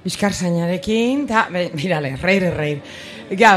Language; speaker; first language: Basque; non-native, local second language; Spanish